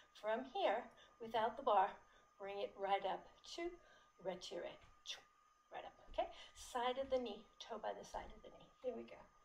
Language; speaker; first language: English; native; English